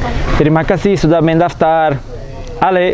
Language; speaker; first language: Indonesian; non-native, fluent; Portuguese